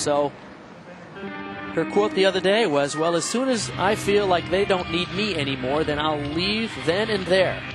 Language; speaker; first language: English; native; English